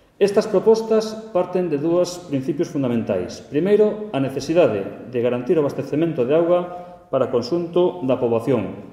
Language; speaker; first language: Galician; native; Galician